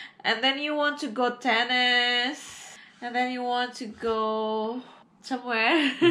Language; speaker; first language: English; non-native, learner; Indonesian